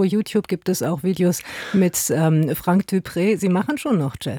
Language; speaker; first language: German; native; German